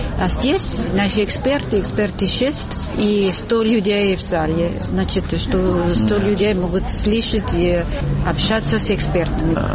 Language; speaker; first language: Russian; non-native, fluent; Italian